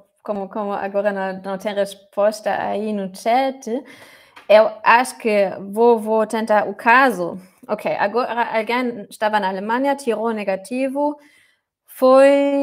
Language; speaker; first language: Portuguese; non-native, fluent; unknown